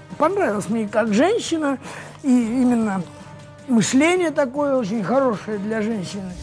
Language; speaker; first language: Russian; native; Russian